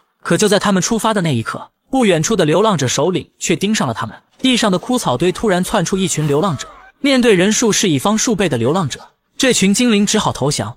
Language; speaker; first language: Chinese; native; Chinese